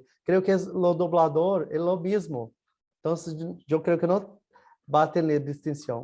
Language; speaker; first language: Spanish; non-native, learner; Portuguese